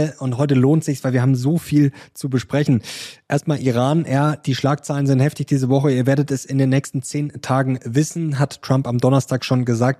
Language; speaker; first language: German; native; German